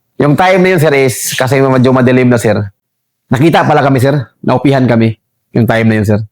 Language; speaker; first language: Filipino; non-native, local second language; Cebuano